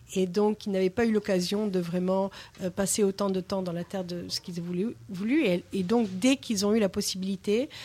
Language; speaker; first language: French; non-native, fluent; English